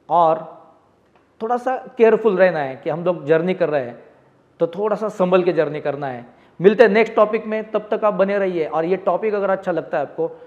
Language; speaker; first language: Hindi; non-native, local second language; Marathi